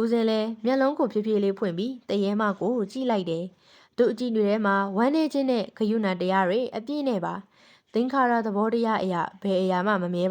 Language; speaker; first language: Burmese; native; Burmese